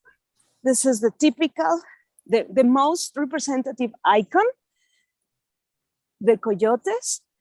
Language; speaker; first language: English; non-native, fluent; Spanish